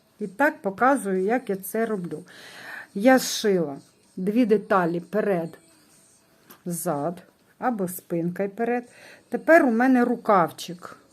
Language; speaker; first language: Ukrainian; non-native, local second language; Russian